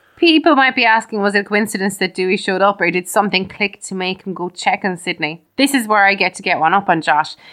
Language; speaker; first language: English; native; English